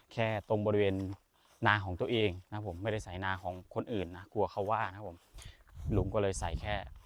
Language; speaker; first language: Thai; non-native, local second language; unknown